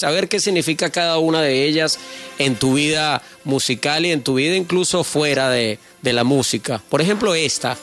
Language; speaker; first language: Spanish; native; Spanish